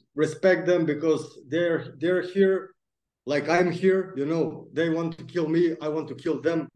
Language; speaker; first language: English; non-native, fluent; Macedonian